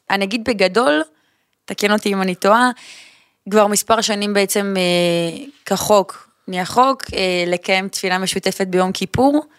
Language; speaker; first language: Hebrew; native; Hebrew